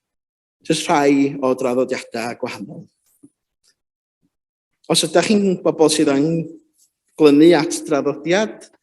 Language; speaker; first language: Welsh; native; Welsh